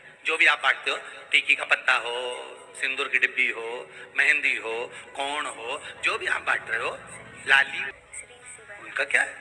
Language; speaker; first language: Hindi; native; Hindi